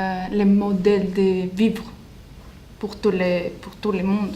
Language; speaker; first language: French; non-native, learner; Spanish